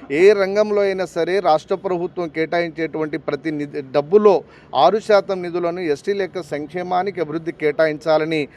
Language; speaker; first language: Telugu; non-native, local second language; Lambadi